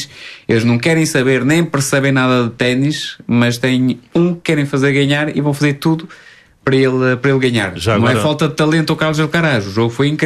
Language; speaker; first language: Portuguese; native; Portuguese